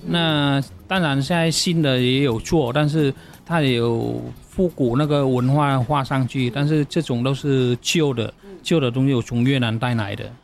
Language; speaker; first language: Chinese; non-native, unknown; Vietnamese